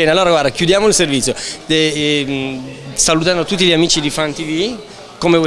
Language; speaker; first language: Italian; native; Italian